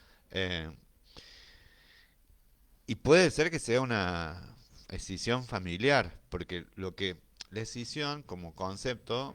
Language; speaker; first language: Spanish; native; Spanish